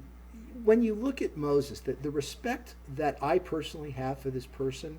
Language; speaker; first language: English; native; English